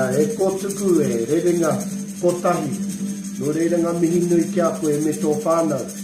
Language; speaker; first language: Māori; non-native, local second language; English